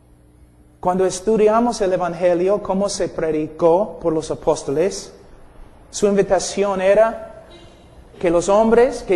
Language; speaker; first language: Spanish; non-native, fluent; English